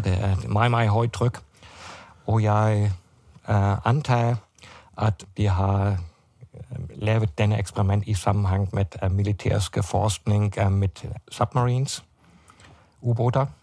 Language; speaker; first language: Danish; non-native, fluent; German